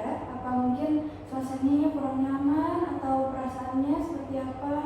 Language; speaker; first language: Indonesian; native; Indonesian